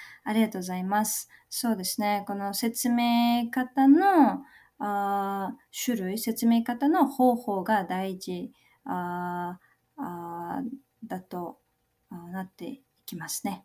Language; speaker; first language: Japanese; non-native, learner; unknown